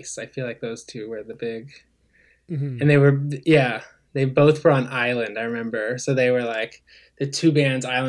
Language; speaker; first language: English; native; English